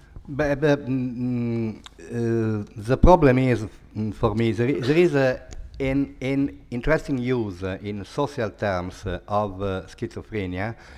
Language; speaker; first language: English; non-native, fluent; Italian